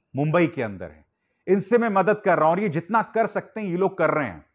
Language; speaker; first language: Hindi; native; Hindi